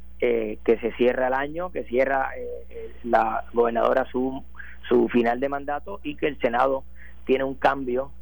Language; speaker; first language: Spanish; native; Spanish